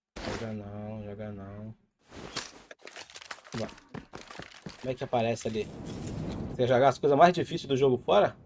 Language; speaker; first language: Portuguese; native; Portuguese